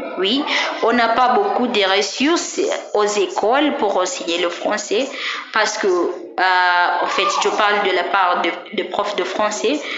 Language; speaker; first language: French; non-native, fluent; Swahili